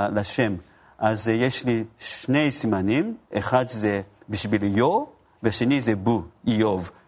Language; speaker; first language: Hebrew; non-native, fluent; Japanese